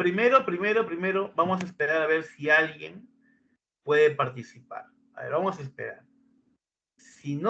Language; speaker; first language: Spanish; native; Spanish